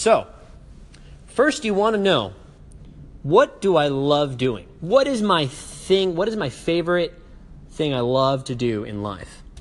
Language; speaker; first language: English; early bilingual, other home language; Spanish